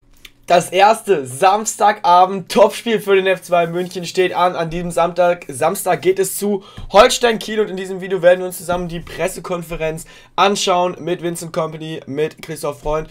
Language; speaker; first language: German; native; German